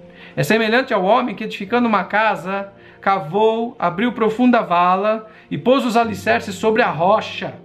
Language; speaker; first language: Portuguese; native; Portuguese